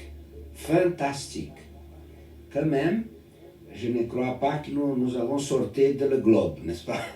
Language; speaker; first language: French; non-native, learner; Portuguese